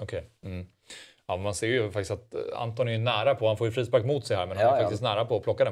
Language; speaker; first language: Swedish; native; Swedish